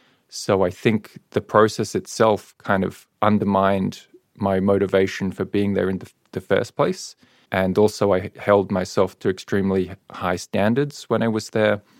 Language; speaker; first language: English; native; English